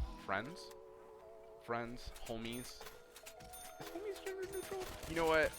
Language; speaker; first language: English; native; English